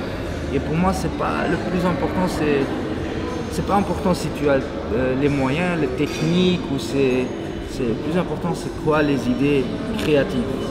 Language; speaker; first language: French; non-native, local second language; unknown